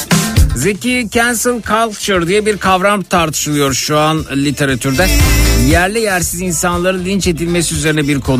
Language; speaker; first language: Turkish; native; Turkish